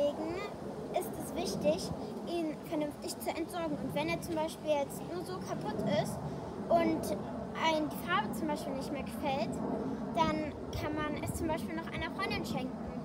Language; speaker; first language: German; native; German